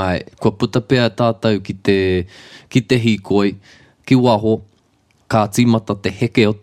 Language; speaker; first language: Māori; non-native, local second language; English